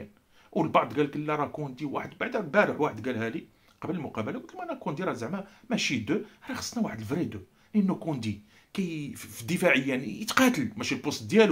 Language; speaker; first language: Arabic; native; Arabic